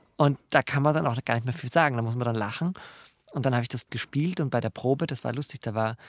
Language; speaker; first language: German; native; German